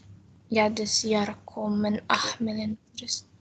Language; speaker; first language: German; non-native, learner; Indonesian